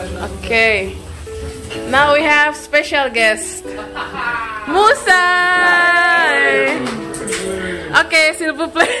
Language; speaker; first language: English; non-native, learner; Indonesian